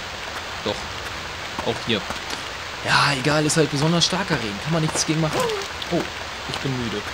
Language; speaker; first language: German; native; German